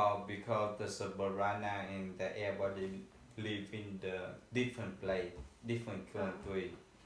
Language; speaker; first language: English; non-native, learner; Vietnamese